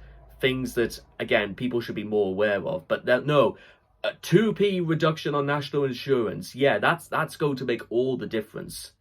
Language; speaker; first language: English; native; English